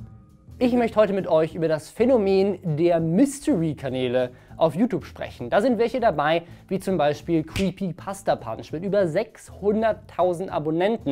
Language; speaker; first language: German; native; German